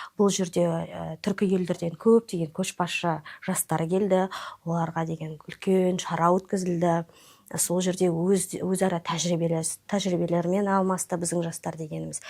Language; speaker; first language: Kazakh; non-native, local second language; Russian